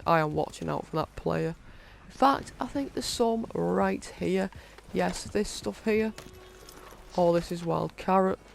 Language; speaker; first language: English; native; English